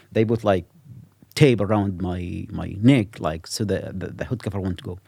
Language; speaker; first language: English; non-native, fluent; Arabic